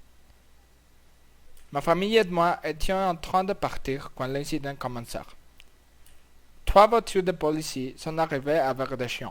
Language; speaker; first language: French; non-native, learner; Spanish